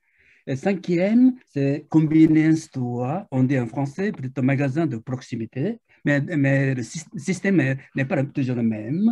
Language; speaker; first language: French; non-native, fluent; Japanese